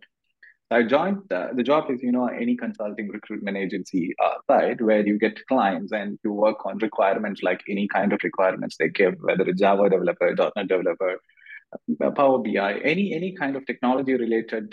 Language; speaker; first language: English; non-native, local second language; Malayalam